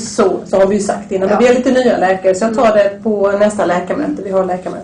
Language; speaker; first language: Swedish; native; Swedish